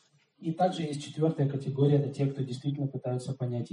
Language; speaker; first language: Russian; native; Russian